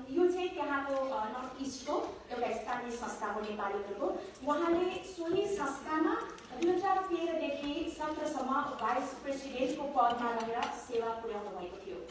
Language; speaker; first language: Nepali; early bilingual, heritage; Nepali